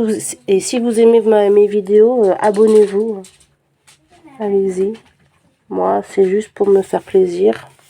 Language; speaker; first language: French; native; French